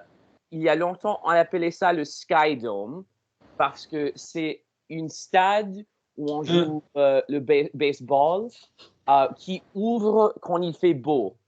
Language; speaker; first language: French; non-native, learner; English